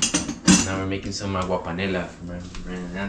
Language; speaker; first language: English; early bilingual, other home language; Spanish